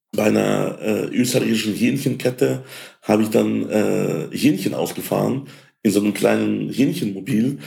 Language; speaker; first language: German; early bilingual, other home language; Ukrainian